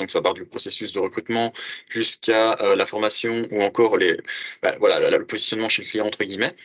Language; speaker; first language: French; native; French